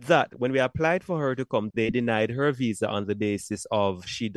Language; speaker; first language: English; non-native, local second language; Jamaican Creole English